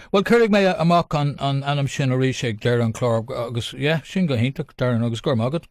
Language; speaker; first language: Irish; non-native, local second language; English